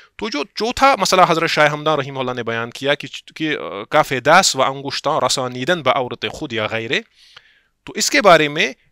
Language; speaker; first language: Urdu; non-native, local second language; Kashmiri